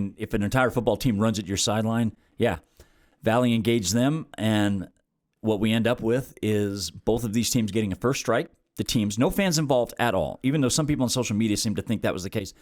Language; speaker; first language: English; native; English